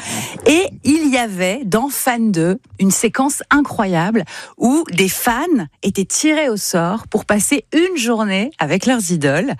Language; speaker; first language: French; native; French